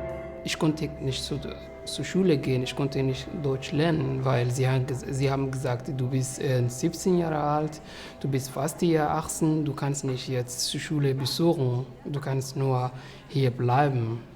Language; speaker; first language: German; non-native, learner; Somali